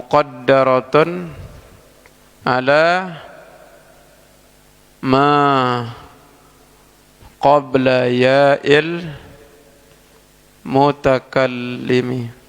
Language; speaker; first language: Arabic; non-native, fluent; Indonesian